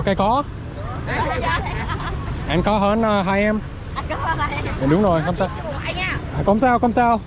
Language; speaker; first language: Vietnamese; non-native, learner; English